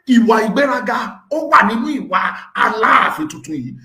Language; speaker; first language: English; non-native, local second language; Yoruba